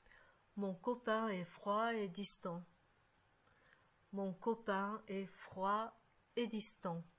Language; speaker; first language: French; non-native, fluent; Japanese